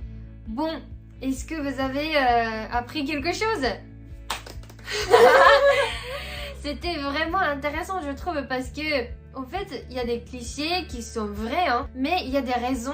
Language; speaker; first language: French; non-native, fluent; Japanese